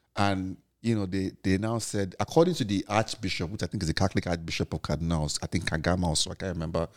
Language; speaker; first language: English; non-native, local second language; Igbo